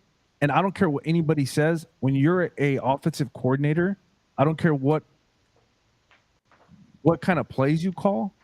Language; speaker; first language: English; native; English